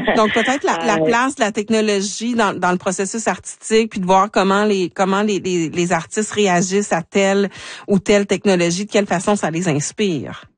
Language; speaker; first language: French; native; French